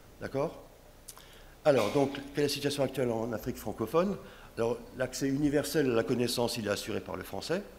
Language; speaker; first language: French; non-native, local second language; Swiss German